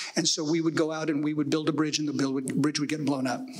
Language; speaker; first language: English; native; English